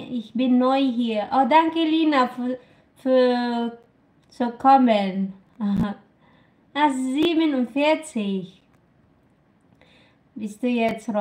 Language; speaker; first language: German; non-native, learner; Filipino